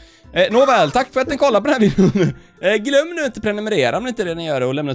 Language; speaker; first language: Swedish; native; Swedish